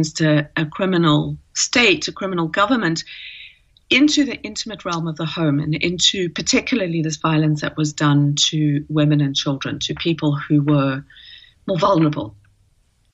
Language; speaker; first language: English; native; English